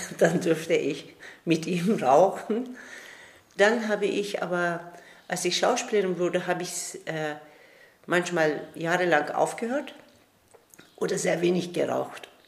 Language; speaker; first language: German; non-native, fluent; Turkish